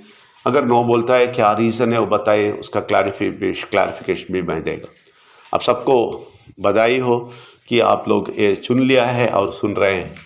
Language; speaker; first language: Hindi; non-native, local second language; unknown